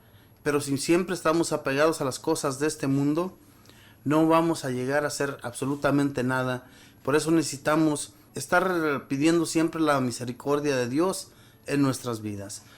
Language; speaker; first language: Spanish; native; Spanish